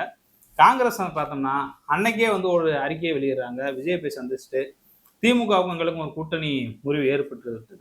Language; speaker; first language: Tamil; native; Tamil